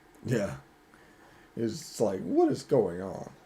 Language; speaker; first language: English; native; English